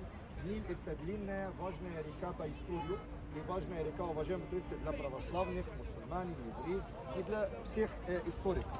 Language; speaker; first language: Russian; non-native, learner; Arabic